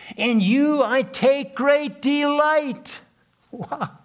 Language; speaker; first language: English; non-native, fluent; Plautdietsch